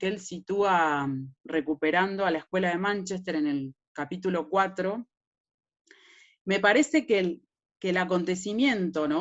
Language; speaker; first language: Spanish; native; Spanish